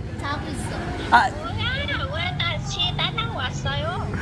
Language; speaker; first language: Korean; non-native, learner; Vietnamese